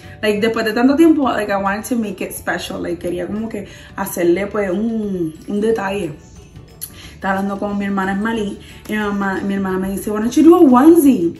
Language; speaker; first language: Spanish; early bilingual, heritage; Spanish